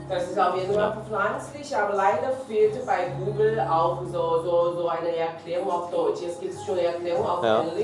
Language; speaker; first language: German; non-native, fluent; Chinese